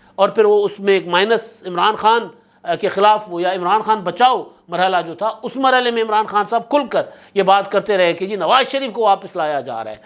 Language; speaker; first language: Urdu; non-native, local second language; Sindhi